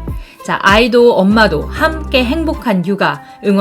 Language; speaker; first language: Korean; native; Korean